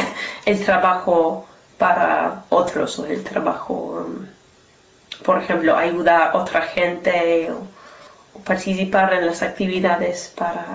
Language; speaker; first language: Spanish; non-native, learner; English